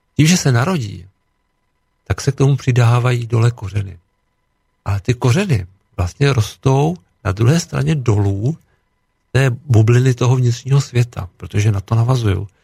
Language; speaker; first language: Czech; native; Czech